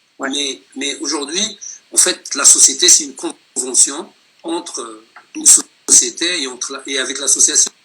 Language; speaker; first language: French; non-native, local second language; Arabic